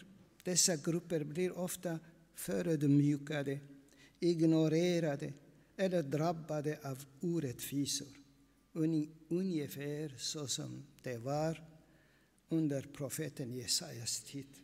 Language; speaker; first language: Swedish; non-native, fluent; Aramaic